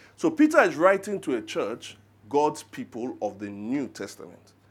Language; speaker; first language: English; non-native, local second language; Yoruba